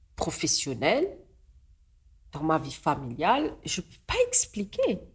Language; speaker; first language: French; non-native, local second language; Morisyen